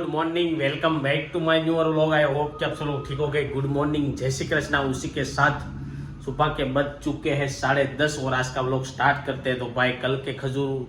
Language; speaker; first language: Hindi; non-native, local second language; Gujarati